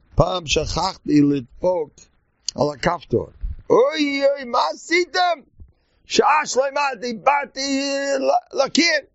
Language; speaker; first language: Hebrew; non-native, learner; English